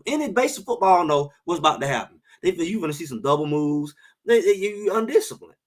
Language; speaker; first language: English; native; English